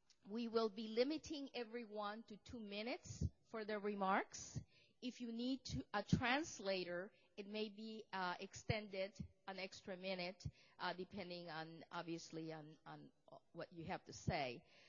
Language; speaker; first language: English; native; English